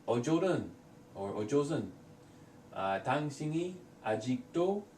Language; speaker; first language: Korean; non-native, learner; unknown